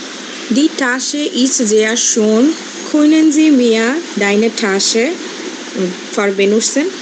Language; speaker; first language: German; non-native, learner; Bangla